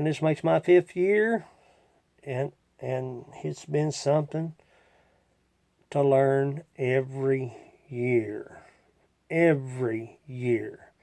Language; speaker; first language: English; native; English